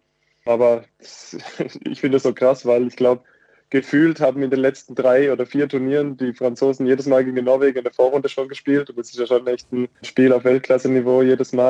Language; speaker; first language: German; native; German